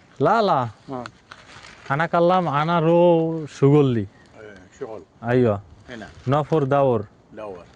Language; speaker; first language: Arabic; non-native, learner; Bangla